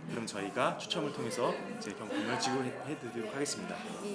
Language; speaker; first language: Korean; native; Korean